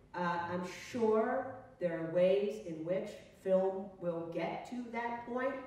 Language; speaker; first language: English; native; English